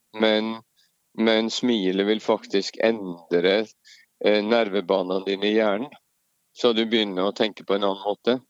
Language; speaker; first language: Norwegian; native; Norwegian